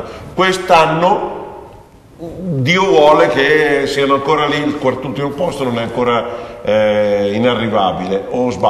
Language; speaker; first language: Italian; native; Italian